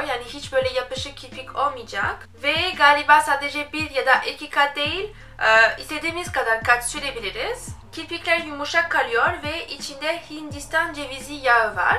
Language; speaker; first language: Turkish; non-native, fluent; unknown